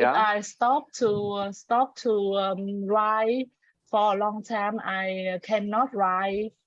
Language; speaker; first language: English; non-native, learner; Vietnamese